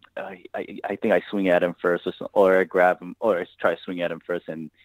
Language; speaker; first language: English; native; English